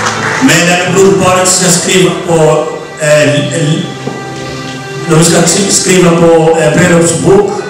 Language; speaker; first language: Swedish; non-native, learner; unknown